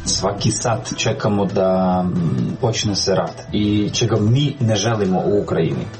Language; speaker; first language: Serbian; non-native, fluent; Ukrainian